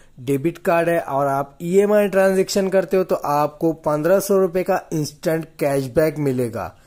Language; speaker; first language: Hindi; native; Hindi